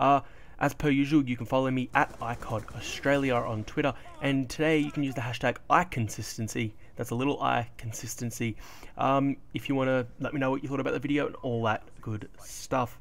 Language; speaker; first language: English; native; English